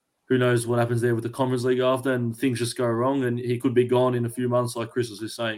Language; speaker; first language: English; early bilingual, other home language; Greek